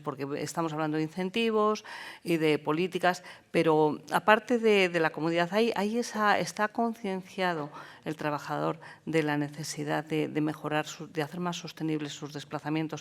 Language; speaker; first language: Spanish; native; Spanish